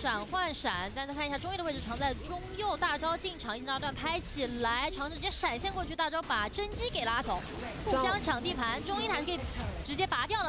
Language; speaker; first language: Chinese; native; Chinese